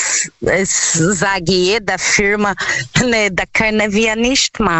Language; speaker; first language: German; non-native, learner; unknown